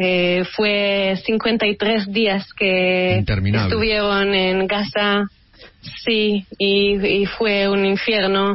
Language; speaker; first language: Spanish; early bilingual, heritage; Hebrew